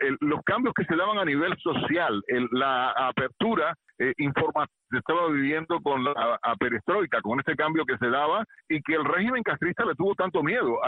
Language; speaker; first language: Spanish; native; Spanish